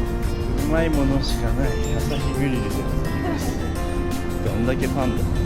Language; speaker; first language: Japanese; native; Japanese